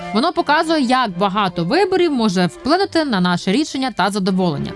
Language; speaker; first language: Ukrainian; native; Ukrainian